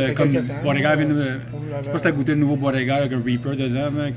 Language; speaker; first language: French; native; French